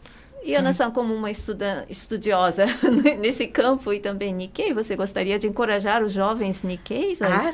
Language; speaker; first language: Portuguese; non-native, fluent; Japanese